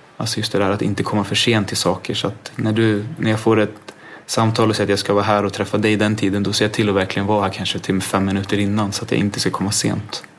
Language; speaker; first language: Swedish; native; Swedish